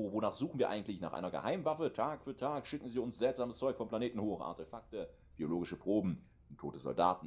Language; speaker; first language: German; native; German